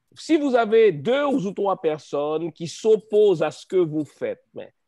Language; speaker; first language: French; native; French